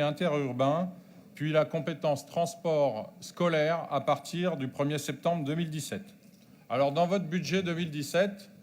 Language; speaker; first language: French; native; French